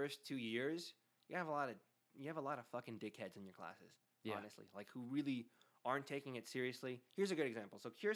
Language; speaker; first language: English; early bilingual, other home language; Spanish